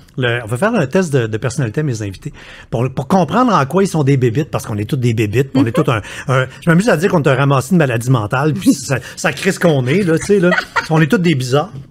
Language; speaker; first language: French; native; French